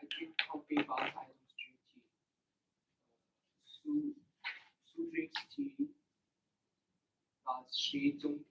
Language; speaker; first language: English; non-native, learner; Nepali